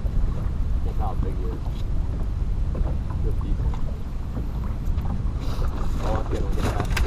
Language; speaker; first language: English; native; English